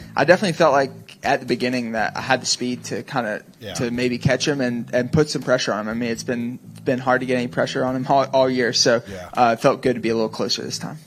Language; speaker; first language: English; native; English